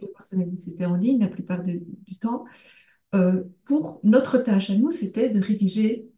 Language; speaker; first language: French; native; French